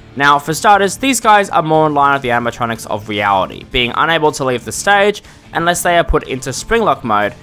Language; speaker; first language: English; native; English